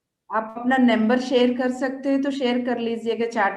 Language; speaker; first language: Hindi; native; Hindi